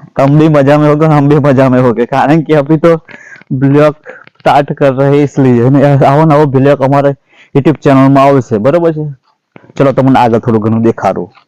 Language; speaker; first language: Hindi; non-native, local second language; Gujarati